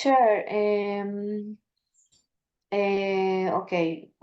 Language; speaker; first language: English; non-native, learner; Spanish